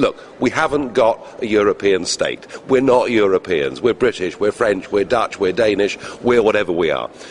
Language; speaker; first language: English; native; English